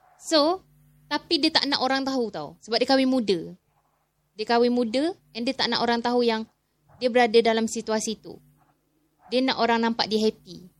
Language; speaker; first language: Malay; native; Malay